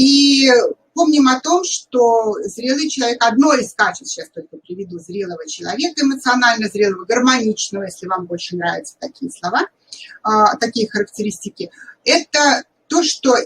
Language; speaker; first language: Russian; native; Russian